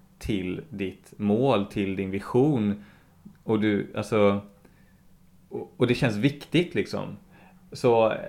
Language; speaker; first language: Swedish; native; Swedish